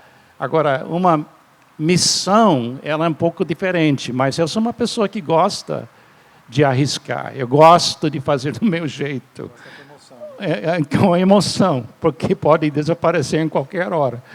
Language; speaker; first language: Portuguese; non-native, fluent; English